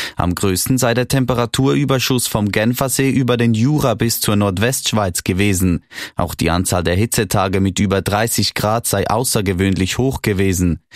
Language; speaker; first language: German; native; German